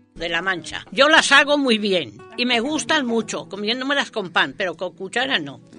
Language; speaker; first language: Spanish; native; Spanish